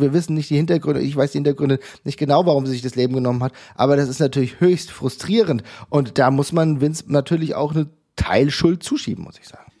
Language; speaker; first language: German; native; German